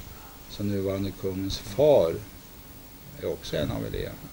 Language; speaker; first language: Swedish; native; Swedish